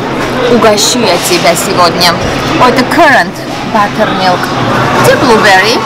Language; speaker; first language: Russian; non-native, fluent; Armenian